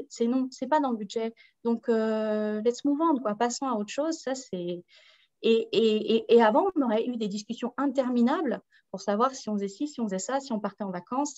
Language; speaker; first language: French; native; French